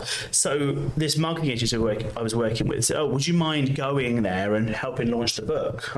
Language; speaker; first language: English; native; English